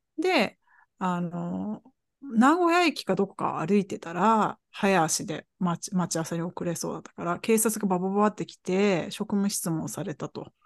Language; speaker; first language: Japanese; native; Japanese